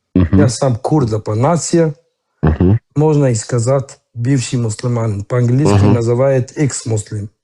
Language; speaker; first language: Russian; non-native, learner; Kurdish